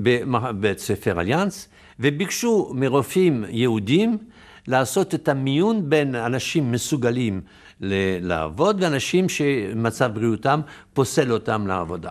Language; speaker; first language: Hebrew; non-native, fluent; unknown